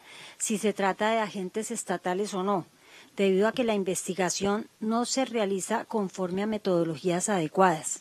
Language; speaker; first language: Spanish; native; Spanish